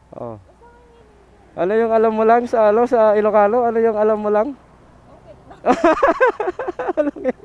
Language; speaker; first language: Filipino; non-native, local second language; Iloko